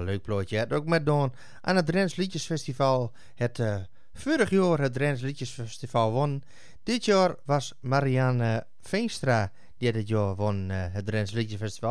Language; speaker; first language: Dutch; native; Dutch